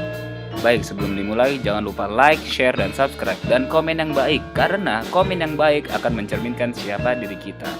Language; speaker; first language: Indonesian; native; Indonesian